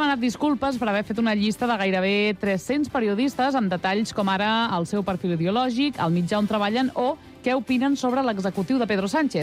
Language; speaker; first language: Catalan; native; Catalan